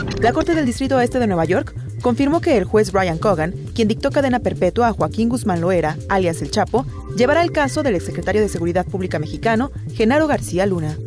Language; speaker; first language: Spanish; native; Spanish